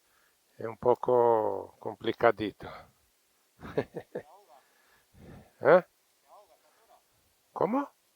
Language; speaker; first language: Spanish; non-native, learner; Italian